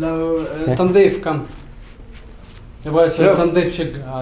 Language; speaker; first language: French; non-native, learner; Arabic